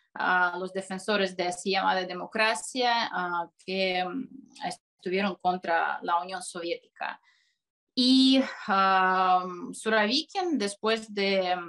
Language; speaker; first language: Spanish; non-native, fluent; Russian